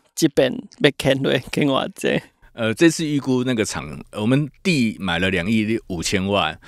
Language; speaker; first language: Chinese; native; Chinese